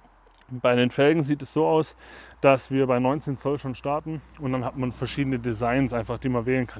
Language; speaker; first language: German; native; German